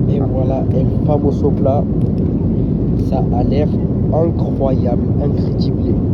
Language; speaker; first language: French; native; French